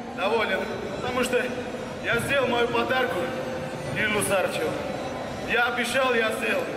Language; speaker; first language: Russian; non-native, learner; Armenian